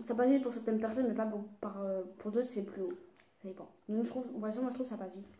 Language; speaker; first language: French; native; French